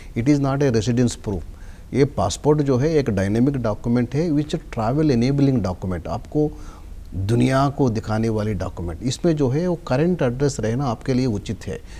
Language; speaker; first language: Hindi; non-native, local second language; Telugu